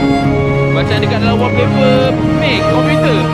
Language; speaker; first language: Malay; native; Malay